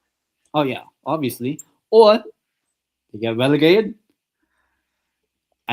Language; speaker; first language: English; native; English